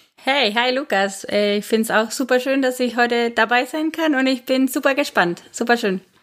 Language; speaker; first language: German; non-native, fluent; Spanish